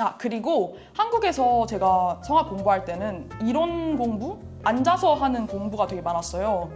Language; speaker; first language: Korean; native; Korean